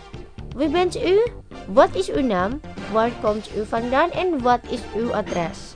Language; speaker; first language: Dutch; non-native, learner; Indonesian